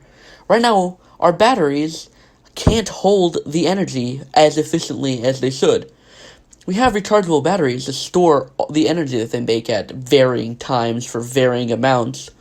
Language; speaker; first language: English; native; English